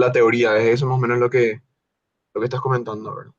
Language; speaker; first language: Spanish; native; Spanish